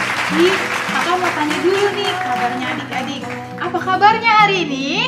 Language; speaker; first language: Indonesian; native; Indonesian